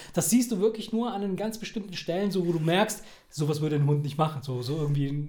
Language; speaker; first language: German; early bilingual, other home language; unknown